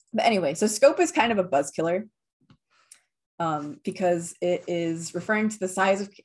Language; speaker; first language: English; native; English